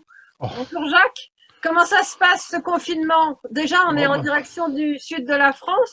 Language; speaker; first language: French; native; French